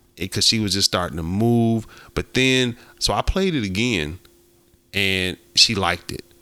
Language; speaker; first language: English; native; English